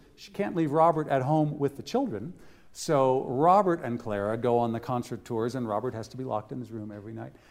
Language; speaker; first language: English; native; English